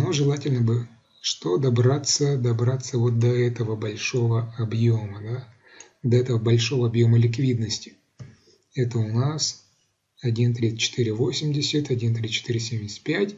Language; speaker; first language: Russian; native; Russian